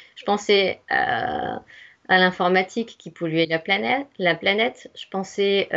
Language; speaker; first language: French; native; French